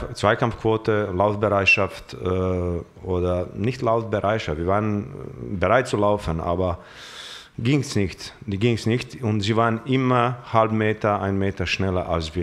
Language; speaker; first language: German; non-native, fluent; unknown